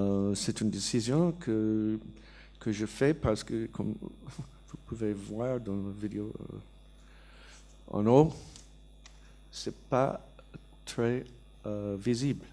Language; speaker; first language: French; non-native, learner; English